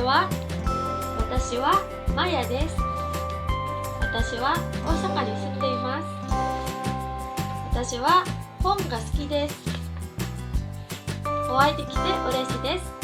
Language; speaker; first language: Japanese; non-native, fluent; Filipino